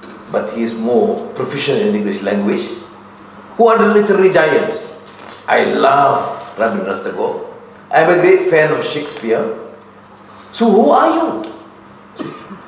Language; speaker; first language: English; non-native, local second language; Malay